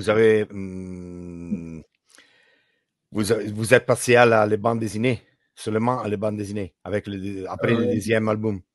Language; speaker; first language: French; non-native, learner; Italian